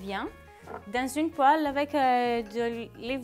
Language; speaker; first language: French; non-native, learner; Greek